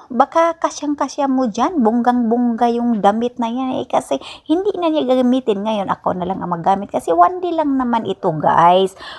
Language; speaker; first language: Filipino; non-native, local second language; Cebuano